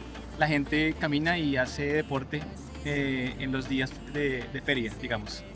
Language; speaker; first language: Spanish; native; Spanish